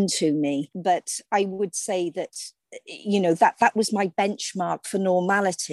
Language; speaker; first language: English; native; English